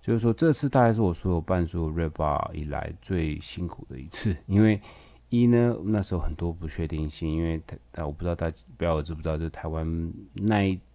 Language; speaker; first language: Chinese; native; Chinese